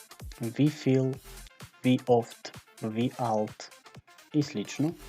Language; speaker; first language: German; non-native, fluent; Macedonian